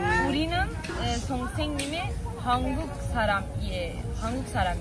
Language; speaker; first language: Korean; non-native, learner; Kurdish